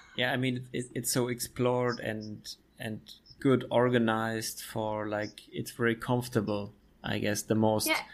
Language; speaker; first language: English; non-native, fluent; German